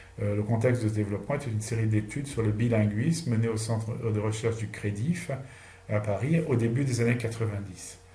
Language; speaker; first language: French; native; French